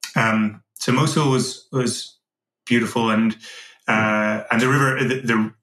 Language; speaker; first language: English; native; English